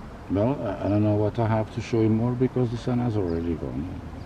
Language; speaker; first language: English; non-native, fluent; Portuguese